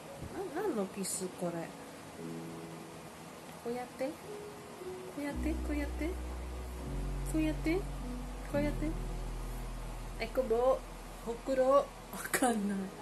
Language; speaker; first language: Japanese; non-native, learner; Filipino